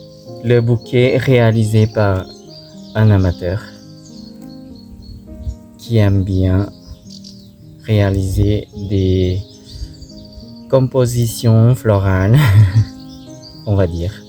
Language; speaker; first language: French; non-native, fluent; Thai